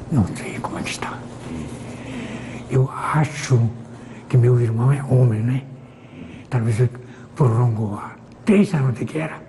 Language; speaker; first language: Portuguese; non-native, learner; Korean